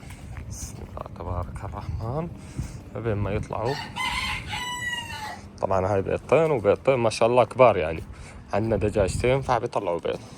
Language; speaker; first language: Arabic; native; Arabic